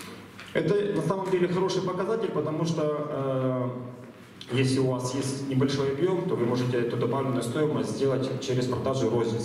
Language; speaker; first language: Russian; native; Russian